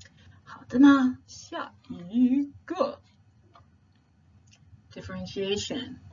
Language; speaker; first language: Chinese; non-native, fluent; English